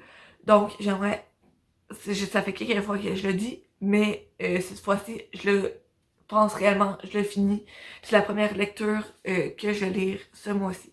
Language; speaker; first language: French; native; French